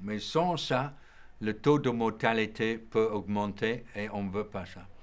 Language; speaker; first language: French; non-native, learner; English